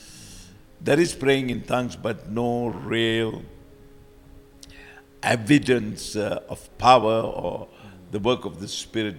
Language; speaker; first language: English; non-native, local second language; Tamil